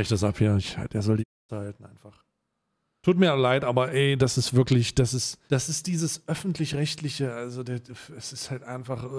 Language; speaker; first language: German; native; German